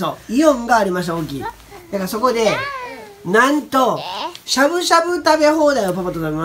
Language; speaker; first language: Japanese; native; Japanese